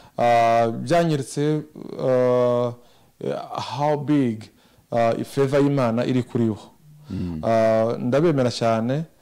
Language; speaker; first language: Kinyarwanda; native; Kinyarwanda